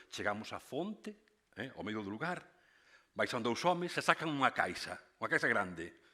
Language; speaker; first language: Galician; native; Galician